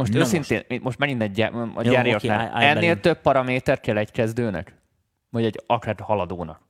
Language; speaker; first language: Hungarian; native; Hungarian